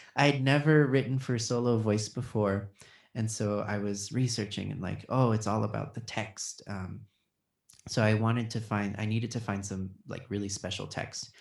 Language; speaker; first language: English; early bilingual, other home language; Spanish